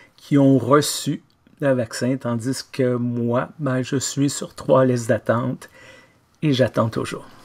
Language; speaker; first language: French; native; French